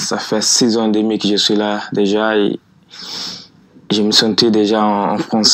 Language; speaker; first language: French; non-native, learner; Portuguese